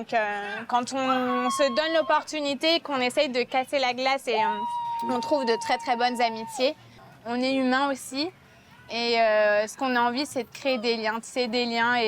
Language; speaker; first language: French; native; French